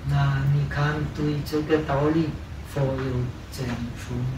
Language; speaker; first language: Chinese; non-native, fluent; Czech